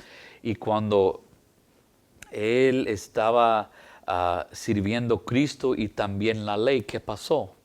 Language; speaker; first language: Spanish; early bilingual, heritage; English